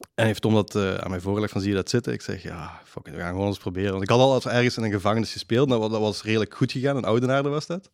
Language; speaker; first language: Dutch; native; Dutch